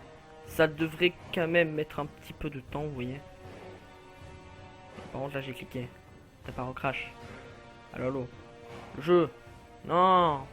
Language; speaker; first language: French; native; French